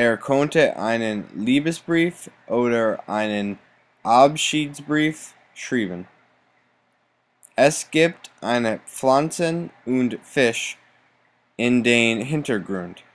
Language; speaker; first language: German; non-native, learner; English